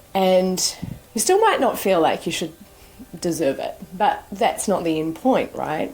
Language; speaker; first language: English; native; English